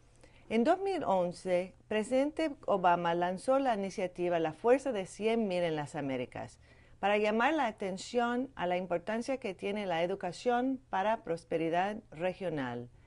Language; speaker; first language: Spanish; non-native, fluent; English